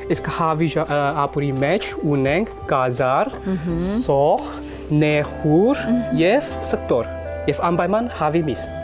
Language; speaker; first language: Armenian; non-native, fluent; Chinese